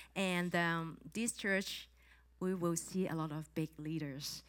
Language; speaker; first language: English; non-native, local second language; Cantonese